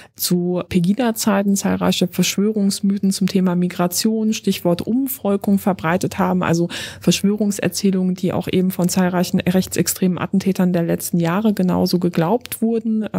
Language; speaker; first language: German; non-native, fluent; Polish